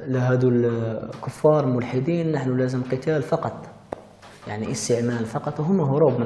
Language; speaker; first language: Arabic; early bilingual, heritage; Arabic